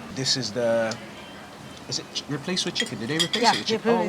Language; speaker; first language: English; native; English